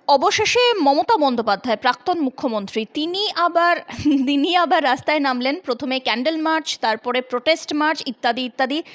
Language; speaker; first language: Bangla; native; Bangla